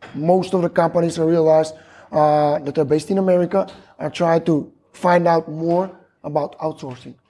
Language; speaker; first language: English; non-native, fluent; Macedonian